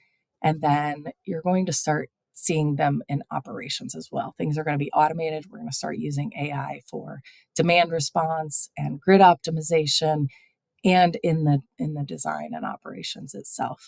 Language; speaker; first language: English; native; English